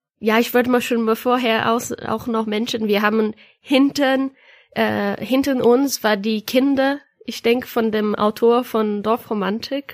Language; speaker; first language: German; non-native, learner; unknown